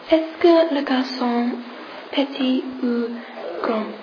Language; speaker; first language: French; non-native, learner; English